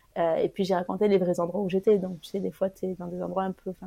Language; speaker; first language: French; native; French